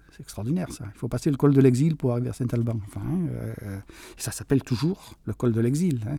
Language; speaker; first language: French; early bilingual, other home language; Catalan